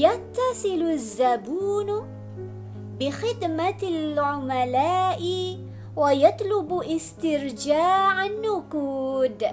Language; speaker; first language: Arabic; non-native, fluent; Malay